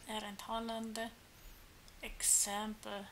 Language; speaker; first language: Swedish; non-native, learner; German